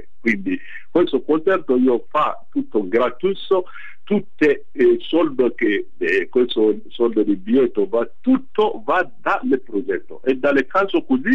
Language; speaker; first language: Italian; non-native, fluent; Bambara